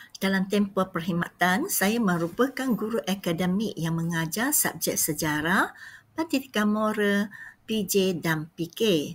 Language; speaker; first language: Malay; non-native, local second language; Chinese